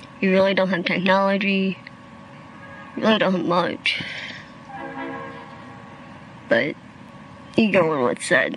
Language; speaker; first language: English; native; English